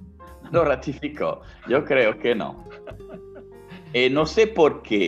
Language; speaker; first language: Spanish; non-native, fluent; Italian